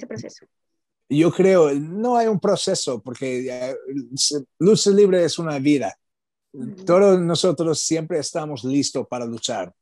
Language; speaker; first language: Spanish; non-native, learner; English